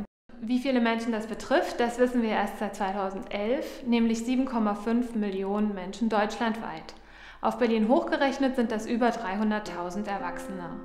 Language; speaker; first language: German; native; German